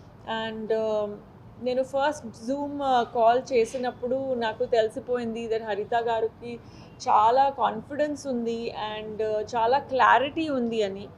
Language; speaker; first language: Telugu; non-native, learner; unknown